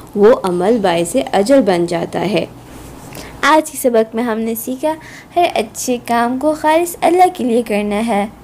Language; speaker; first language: Hindi; native; Hindi